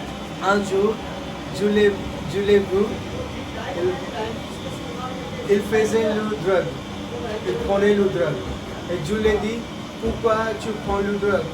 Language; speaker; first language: French; non-native, learner; Hindi